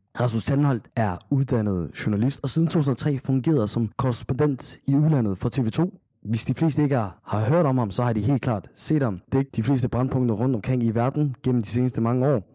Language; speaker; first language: Danish; early bilingual, other home language; Somali